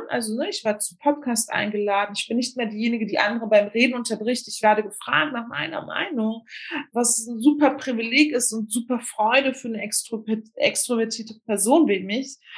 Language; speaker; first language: German; early bilingual, other home language; Turkish